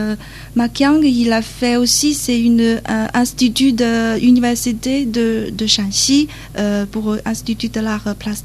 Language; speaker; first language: French; non-native, learner; Chinese